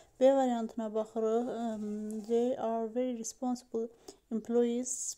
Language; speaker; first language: English; non-native, fluent; Azerbaijani